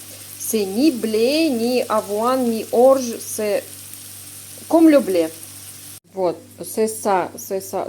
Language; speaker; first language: French; non-native, fluent; Russian